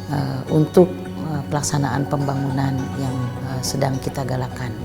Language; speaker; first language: Indonesian; native; Indonesian